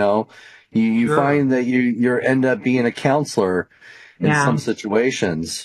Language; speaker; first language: English; native; English